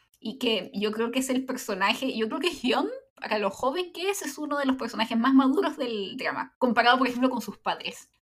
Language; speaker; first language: Spanish; native; Spanish